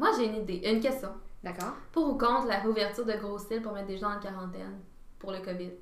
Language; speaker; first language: French; native; French